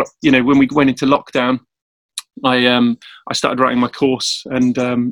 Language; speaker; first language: English; native; English